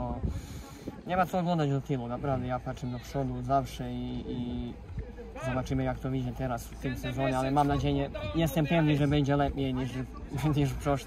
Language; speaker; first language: Polish; non-native, fluent; Serbian